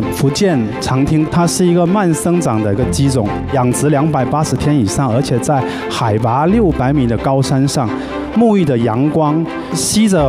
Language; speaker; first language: Chinese; native; Chinese